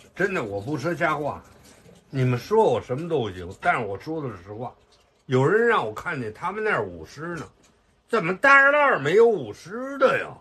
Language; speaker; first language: Chinese; native; Chinese